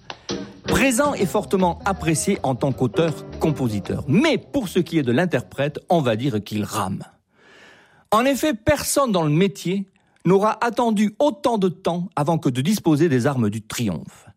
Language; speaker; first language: French; native; French